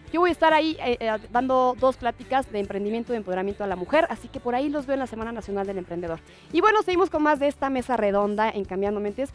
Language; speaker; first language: Spanish; native; Spanish